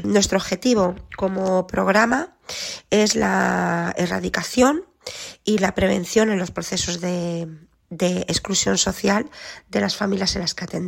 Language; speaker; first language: Spanish; native; Spanish